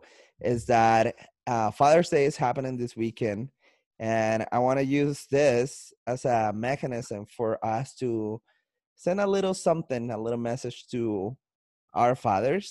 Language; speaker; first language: English; non-native, fluent; Spanish